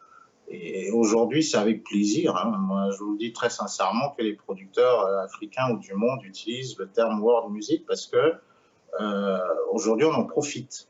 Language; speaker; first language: French; native; French